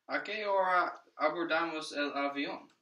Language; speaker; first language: Spanish; non-native, learner; English